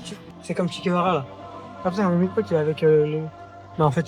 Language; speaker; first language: French; native; French